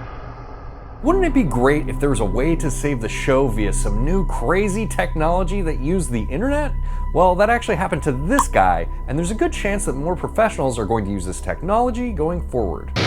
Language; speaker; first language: English; native; English